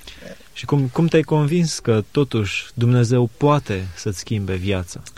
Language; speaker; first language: Romanian; native; Romanian